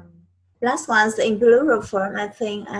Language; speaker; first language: English; non-native, learner; Vietnamese